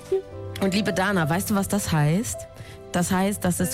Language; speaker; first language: German; native; German